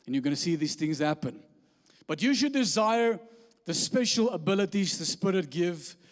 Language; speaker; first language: English; non-native, local second language; Afrikaans